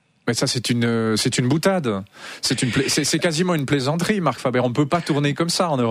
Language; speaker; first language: French; native; French